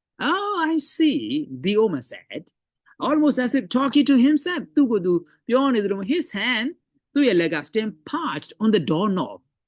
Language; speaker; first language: English; non-native, fluent; Burmese